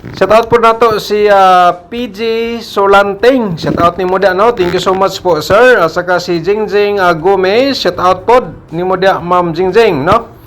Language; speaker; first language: Filipino; non-native, local second language; Cebuano